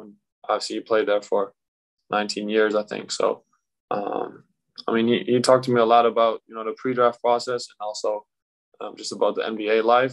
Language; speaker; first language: English; non-native, fluent; German